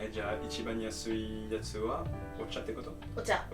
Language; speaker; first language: Japanese; non-native, fluent; French